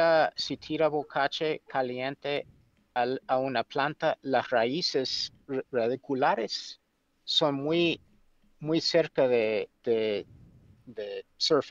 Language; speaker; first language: Spanish; non-native, fluent; English